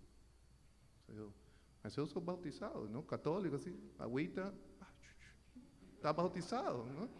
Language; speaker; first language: Portuguese; non-native, learner; Spanish